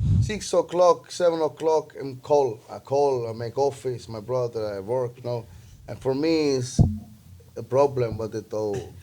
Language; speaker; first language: English; non-native, learner; Italian